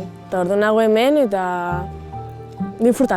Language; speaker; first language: Basque; non-native, local second language; Spanish